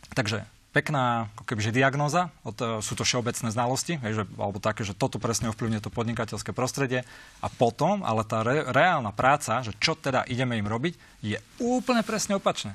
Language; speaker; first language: Slovak; native; Slovak